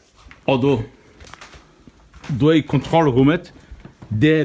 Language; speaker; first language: Danish; non-native, fluent; Bulgarian